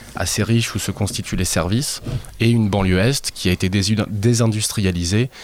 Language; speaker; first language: French; native; French